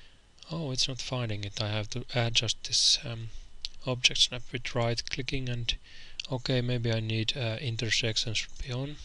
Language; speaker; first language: English; non-native, fluent; Finnish